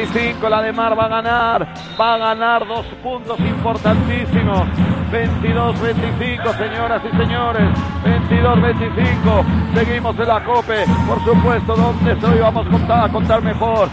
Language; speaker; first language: Spanish; native; Spanish